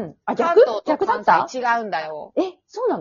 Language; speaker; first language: Japanese; native; Japanese